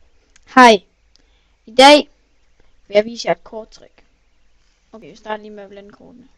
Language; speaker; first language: Danish; native; Danish